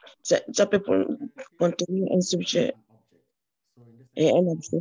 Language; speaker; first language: French; non-native, learner; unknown